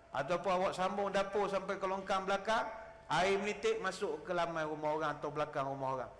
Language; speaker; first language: Malay; native; Malay